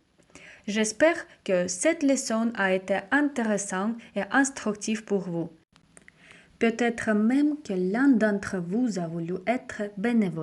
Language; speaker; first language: French; non-native, fluent; Russian